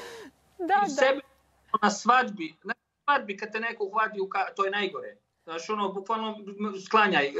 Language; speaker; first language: Serbian; native; Serbian